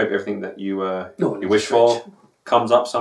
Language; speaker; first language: English; native; English